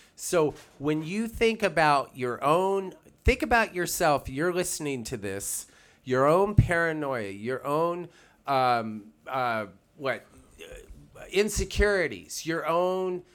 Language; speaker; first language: English; native; English